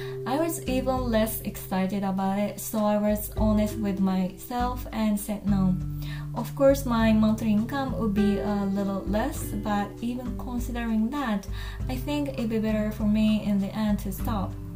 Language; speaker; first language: English; non-native, fluent; Japanese